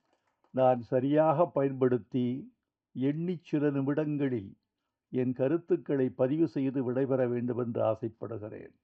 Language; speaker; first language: Tamil; native; Tamil